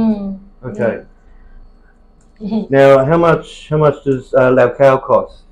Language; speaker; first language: English; native; English